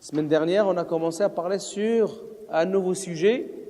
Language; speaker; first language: French; non-native, local second language; Arabic